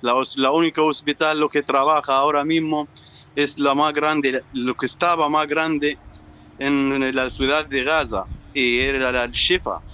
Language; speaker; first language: Spanish; non-native, learner; Arabic